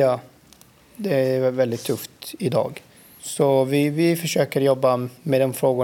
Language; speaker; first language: Swedish; non-native, fluent; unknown